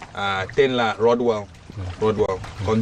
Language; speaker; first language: Vietnamese; non-native, learner; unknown